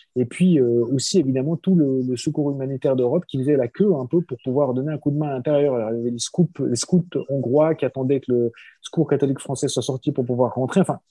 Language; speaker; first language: French; native; French